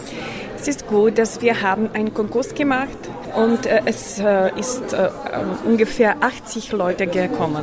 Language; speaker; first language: German; non-native, learner; Czech